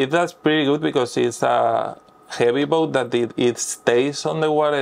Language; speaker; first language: English; non-native, fluent; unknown